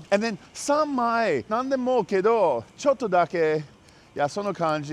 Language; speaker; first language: Japanese; non-native, learner; English